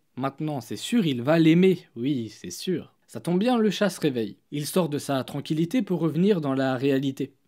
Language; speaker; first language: French; native; French